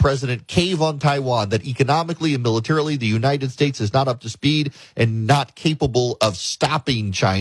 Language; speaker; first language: English; native; English